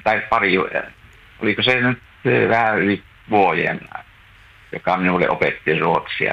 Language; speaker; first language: Finnish; native; Finnish